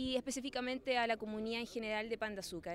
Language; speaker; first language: Spanish; native; Spanish